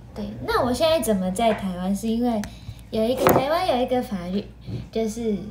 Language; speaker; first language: Chinese; non-native, fluent; Japanese